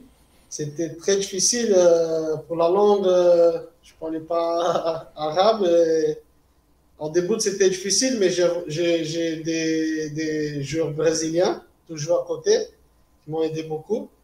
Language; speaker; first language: French; non-native, fluent; Portuguese